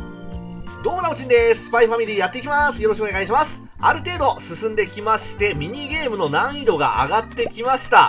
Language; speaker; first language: Japanese; native; Japanese